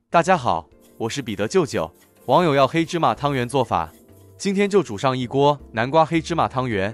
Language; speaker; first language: Chinese; native; Chinese